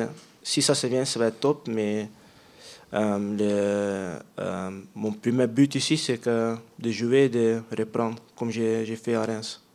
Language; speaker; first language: French; non-native, learner; Dutch